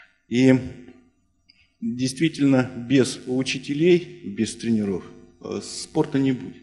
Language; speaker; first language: Russian; native; Russian